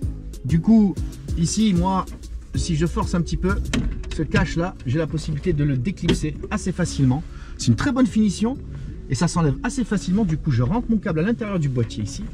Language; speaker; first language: French; native; French